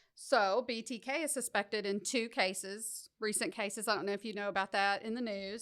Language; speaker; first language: English; native; English